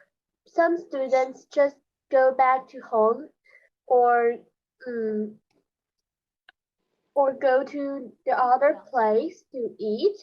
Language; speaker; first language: English; non-native, learner; Chinese